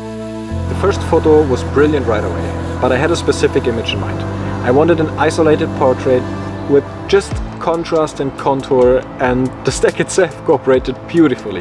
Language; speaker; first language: English; non-native, fluent; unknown